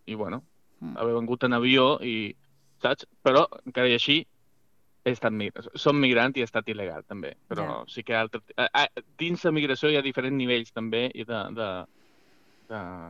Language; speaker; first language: Catalan; non-native, fluent; Spanish